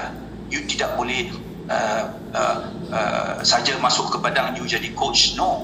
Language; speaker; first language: Indonesian; non-native, local second language; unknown